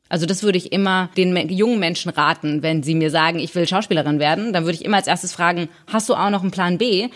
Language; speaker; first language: German; native; German